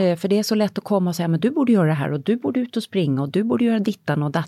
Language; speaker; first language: Swedish; native; Swedish